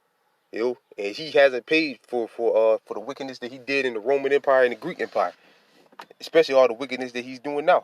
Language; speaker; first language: English; native; English